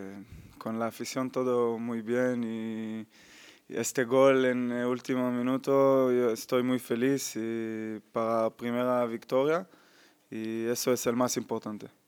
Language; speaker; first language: Spanish; non-native, learner; Hebrew